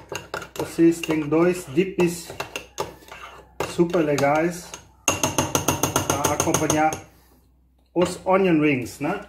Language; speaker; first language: Portuguese; non-native, fluent; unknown